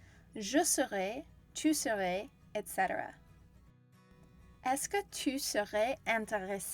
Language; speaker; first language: French; non-native, fluent; English